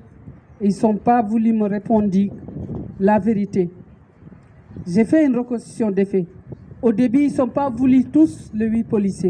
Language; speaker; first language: French; non-native, local second language; Wolof